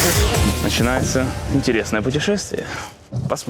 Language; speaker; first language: Russian; native; Russian